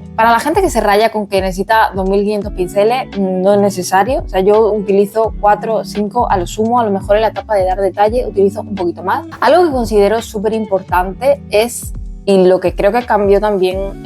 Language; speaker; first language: Spanish; native; Spanish